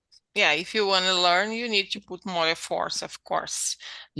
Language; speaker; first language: English; non-native, learner; Portuguese